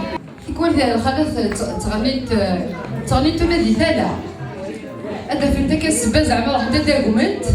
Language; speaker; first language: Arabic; non-native, local second language; Kabyle